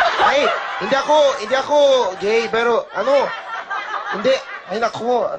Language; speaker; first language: Filipino; non-native, learner; Korean